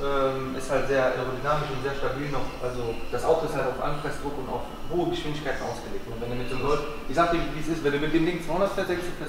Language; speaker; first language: German; native; German